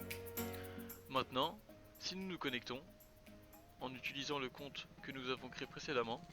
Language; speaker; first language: French; native; French